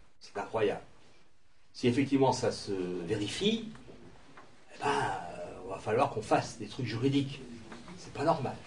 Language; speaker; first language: French; native; French